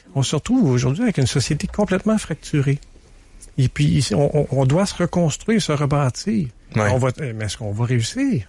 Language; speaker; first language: French; native; French